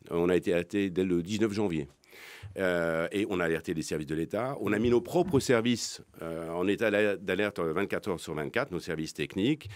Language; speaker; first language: French; native; French